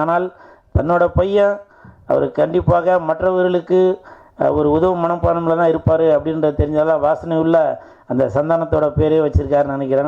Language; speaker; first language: Tamil; native; Tamil